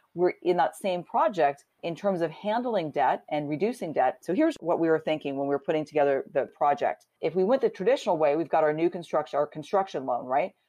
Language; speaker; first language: English; native; English